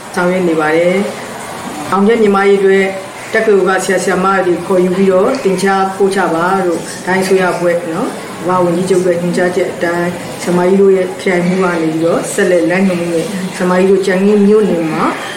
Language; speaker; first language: Burmese; native; Burmese